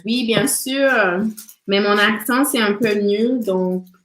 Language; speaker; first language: French; non-native, learner; English